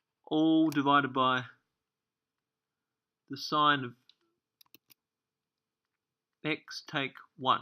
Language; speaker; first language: English; native; English